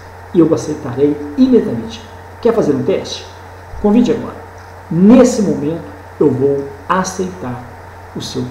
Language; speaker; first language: Portuguese; native; Portuguese